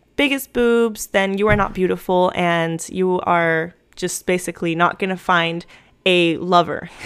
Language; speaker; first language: English; early bilingual, other home language; Spanish